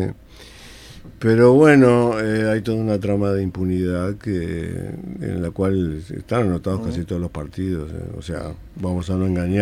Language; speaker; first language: Spanish; native; Spanish